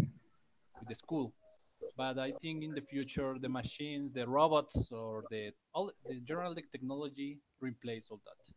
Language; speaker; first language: English; non-native, learner; Spanish